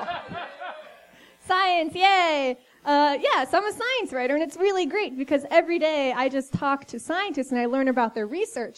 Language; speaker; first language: English; native; English